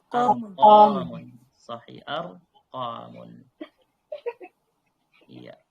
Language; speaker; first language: Arabic; non-native, fluent; Indonesian